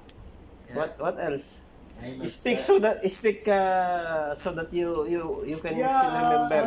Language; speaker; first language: English; non-native, local second language; Filipino